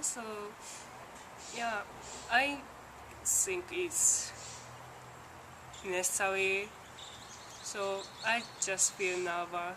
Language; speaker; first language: English; non-native, learner; Japanese